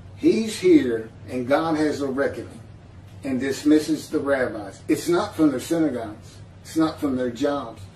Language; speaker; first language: English; native; English